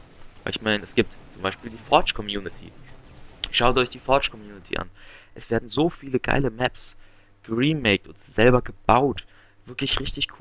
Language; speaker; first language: German; native; German